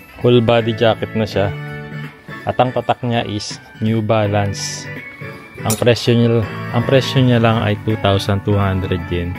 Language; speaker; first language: Filipino; native; Filipino